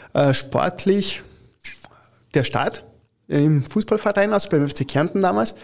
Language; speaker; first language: German; early bilingual, other home language; Italian